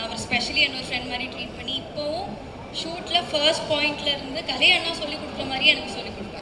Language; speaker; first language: Tamil; non-native, fluent; Malayalam